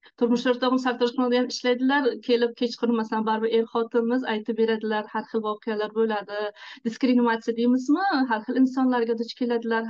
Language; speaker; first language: Uzbek; non-native, local second language; Tajik